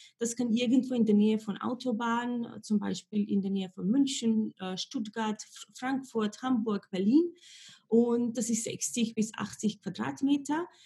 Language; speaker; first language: German; non-native, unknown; Slovenian